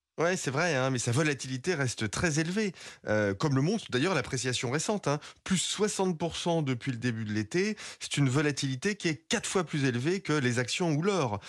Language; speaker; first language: French; native; French